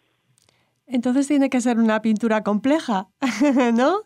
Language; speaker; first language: Spanish; native; Spanish